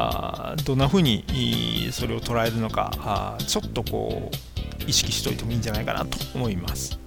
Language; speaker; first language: Japanese; native; Japanese